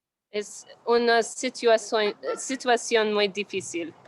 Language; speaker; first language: Spanish; non-native, learner; English